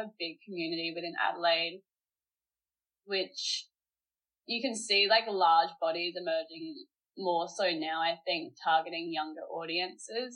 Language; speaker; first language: English; native; English